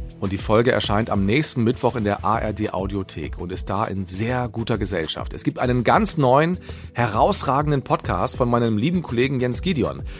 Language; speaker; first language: German; native; German